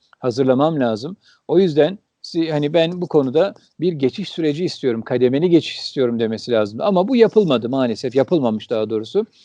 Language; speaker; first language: Turkish; early bilingual, heritage; Turkish